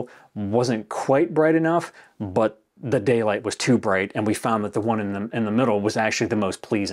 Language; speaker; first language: English; native; English